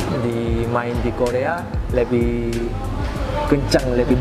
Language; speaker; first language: Indonesian; non-native, fluent; Korean